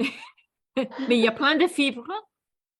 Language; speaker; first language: French; non-native, fluent; English